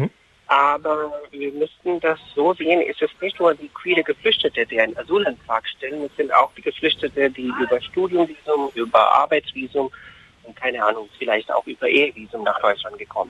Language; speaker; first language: German; non-native, fluent; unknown